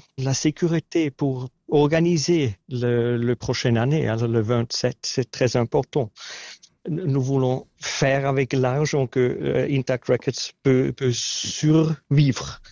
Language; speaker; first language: French; non-native, learner; Swiss German